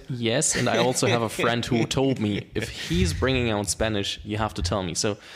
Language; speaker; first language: English; non-native, fluent; German